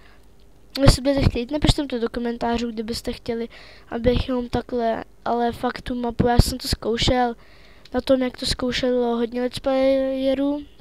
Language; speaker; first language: Czech; native; Czech